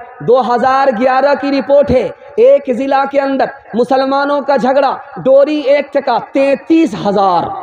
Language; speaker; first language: Urdu; non-native, local second language; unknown